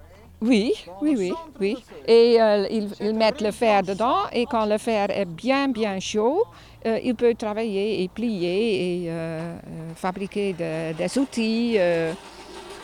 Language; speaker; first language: French; non-native, fluent; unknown